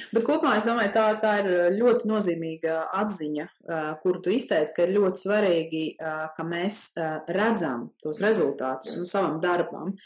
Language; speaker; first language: Latvian; native; Latvian